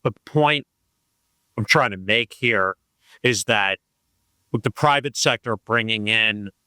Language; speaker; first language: English; native; English